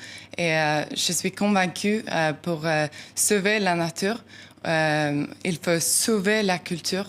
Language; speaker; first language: French; non-native, learner; Norwegian